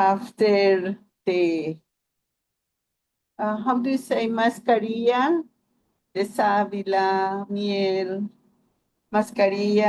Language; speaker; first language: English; non-native, learner; Spanish